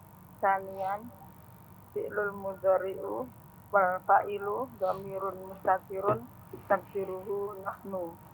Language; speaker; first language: Arabic; non-native, learner; Indonesian